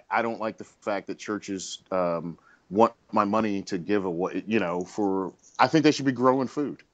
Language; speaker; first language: English; native; English